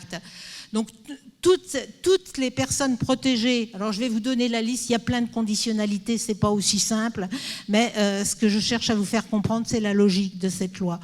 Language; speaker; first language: French; native; French